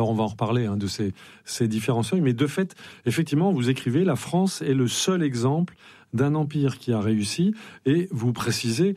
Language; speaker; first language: French; native; French